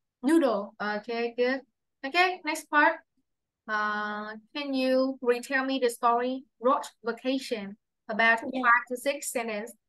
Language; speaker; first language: English; non-native, fluent; Vietnamese